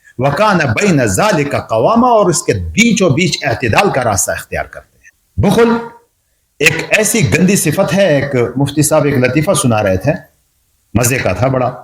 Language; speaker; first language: Urdu; non-native, local second language; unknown